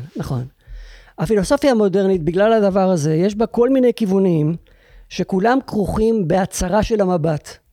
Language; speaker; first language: Hebrew; native; Hebrew